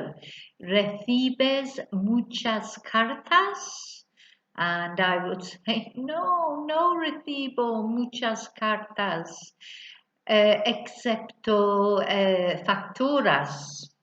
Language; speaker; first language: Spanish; non-native, fluent; English